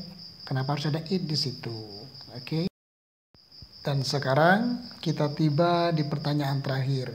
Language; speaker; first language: Indonesian; native; Indonesian